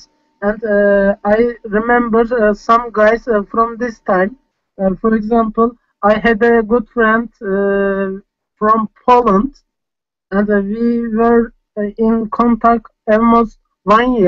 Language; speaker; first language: English; non-native, fluent; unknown